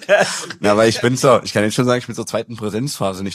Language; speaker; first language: German; native; German